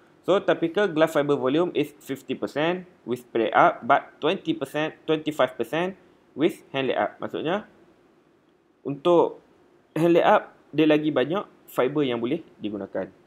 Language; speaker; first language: English; non-native, local second language; Malay